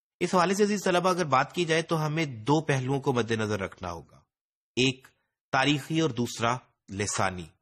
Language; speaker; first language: Urdu; native; Urdu